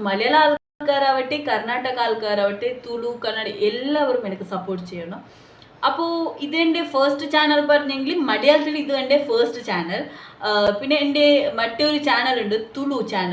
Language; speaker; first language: Malayalam; non-native, local second language; Tulu